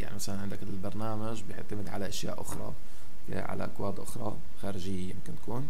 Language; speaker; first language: Arabic; native; Arabic